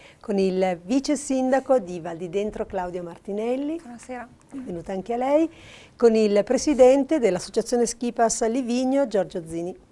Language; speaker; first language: Italian; native; Italian